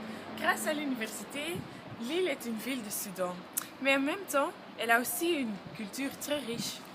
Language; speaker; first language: French; non-native, learner; Dutch